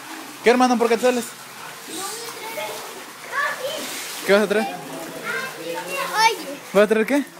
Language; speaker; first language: Spanish; native; Spanish